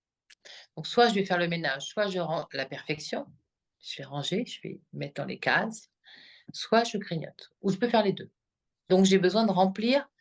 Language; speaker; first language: French; native; French